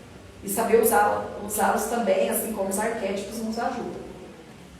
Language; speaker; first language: Portuguese; native; Portuguese